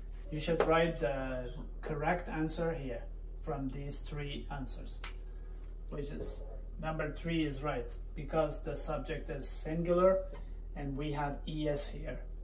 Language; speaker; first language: English; non-native, fluent; Persian